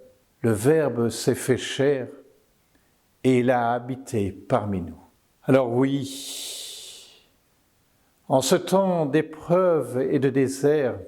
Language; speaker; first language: French; native; French